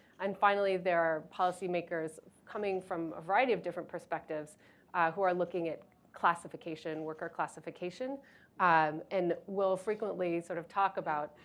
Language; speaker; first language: English; native; English